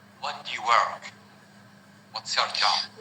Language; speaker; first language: English; non-native, learner; Arabic